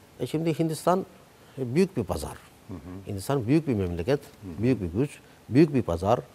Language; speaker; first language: Turkish; non-native, fluent; Urdu